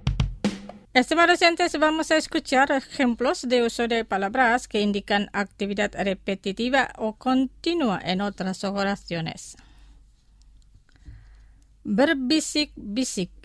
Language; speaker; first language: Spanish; non-native, fluent; Indonesian